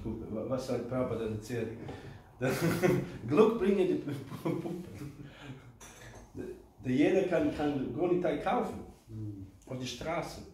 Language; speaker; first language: German; non-native, fluent; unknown